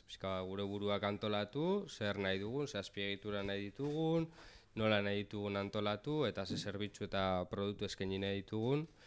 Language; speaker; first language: Basque; native; Basque